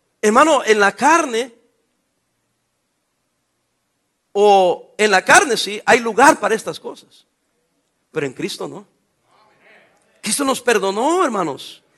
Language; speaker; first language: Spanish; native; Spanish